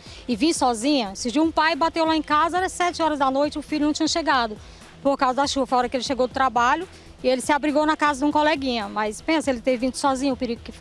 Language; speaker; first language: Portuguese; native; Portuguese